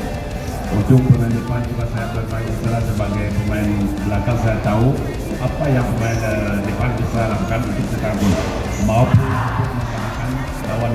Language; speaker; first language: Indonesian; non-native, fluent; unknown